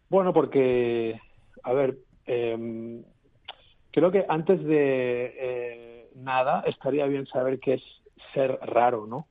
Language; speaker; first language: Spanish; native; Spanish